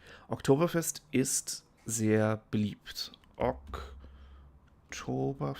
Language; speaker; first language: German; non-native, fluent; English